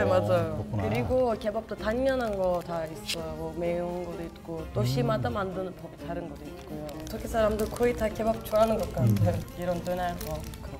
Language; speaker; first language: Korean; non-native, fluent; Turkish